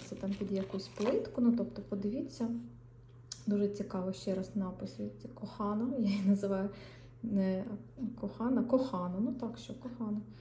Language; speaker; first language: Ukrainian; non-native, local second language; Russian